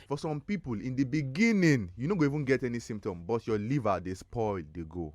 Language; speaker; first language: Nigerian Pidgin; native; Nigerian Pidgin